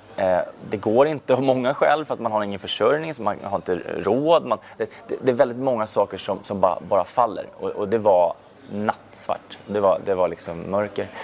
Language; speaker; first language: Swedish; native; Swedish